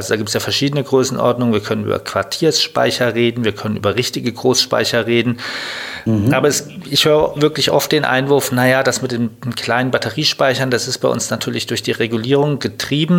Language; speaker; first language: German; native; German